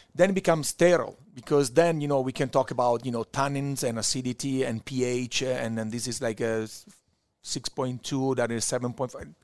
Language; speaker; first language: English; non-native, fluent; Italian